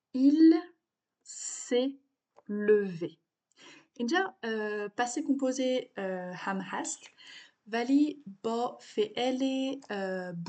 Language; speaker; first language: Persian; non-native, learner; French